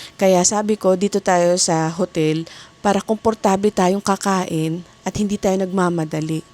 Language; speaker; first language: Filipino; native; Filipino